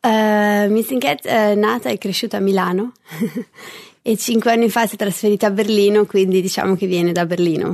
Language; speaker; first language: Italian; native; Italian